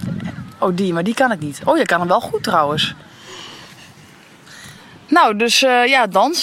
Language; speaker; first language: Dutch; native; Dutch